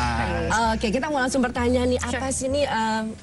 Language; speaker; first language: Indonesian; native; Indonesian